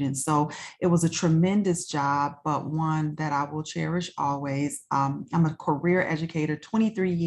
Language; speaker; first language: English; native; English